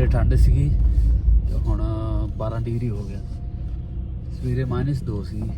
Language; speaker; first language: Punjabi; native; Punjabi